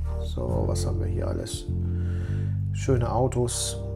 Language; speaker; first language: German; native; German